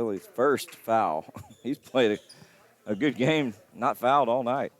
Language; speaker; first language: English; native; English